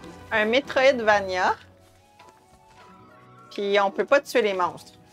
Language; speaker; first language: French; native; French